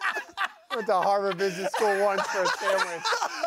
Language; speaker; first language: English; native; English